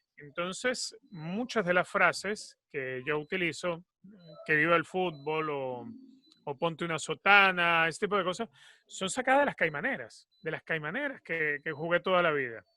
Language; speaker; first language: Spanish; native; Spanish